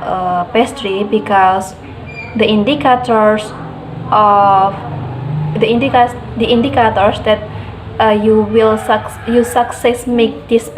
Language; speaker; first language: English; non-native, learner; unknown